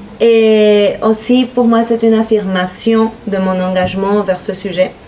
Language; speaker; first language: French; non-native, fluent; Spanish